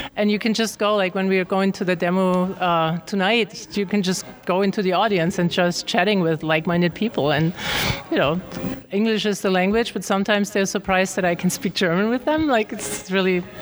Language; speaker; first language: English; non-native, fluent; German